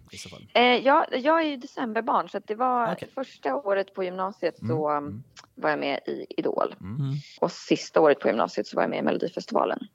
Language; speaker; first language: Swedish; native; Swedish